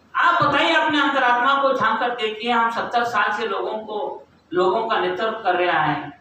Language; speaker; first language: Hindi; non-native, local second language; Kannada